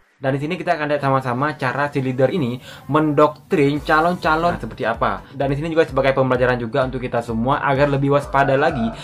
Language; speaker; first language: Indonesian; native; Indonesian